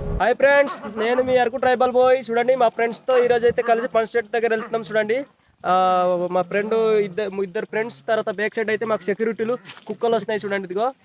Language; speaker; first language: Telugu; non-native, local second language; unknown